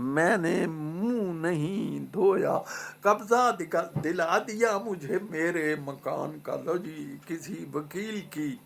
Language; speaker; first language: Urdu; non-native, local second language; Punjabi